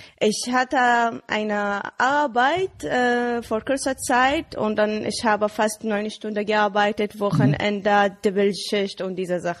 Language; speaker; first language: German; non-native, learner; Arabic